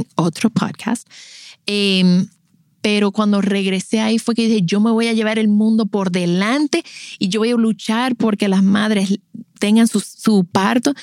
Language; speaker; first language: Spanish; native; Spanish